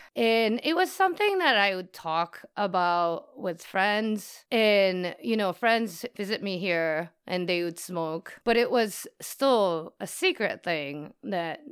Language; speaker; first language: English; non-native, fluent; Japanese